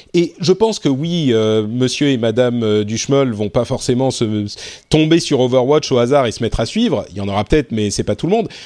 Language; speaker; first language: French; native; French